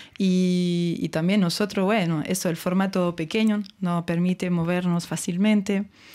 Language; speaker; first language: Spanish; non-native, fluent; French